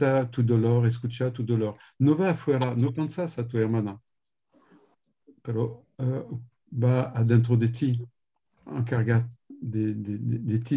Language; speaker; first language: Spanish; non-native, learner; French